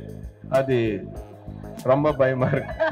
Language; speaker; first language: Tamil; non-native, learner; Telugu